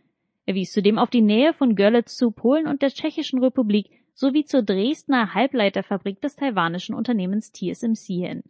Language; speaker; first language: German; native; German